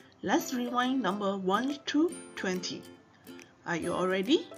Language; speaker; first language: English; non-native, local second language; Chinese